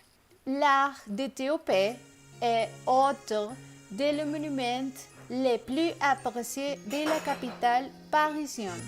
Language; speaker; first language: French; non-native, learner; Spanish